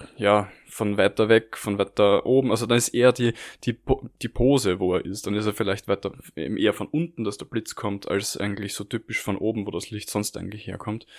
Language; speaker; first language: German; native; German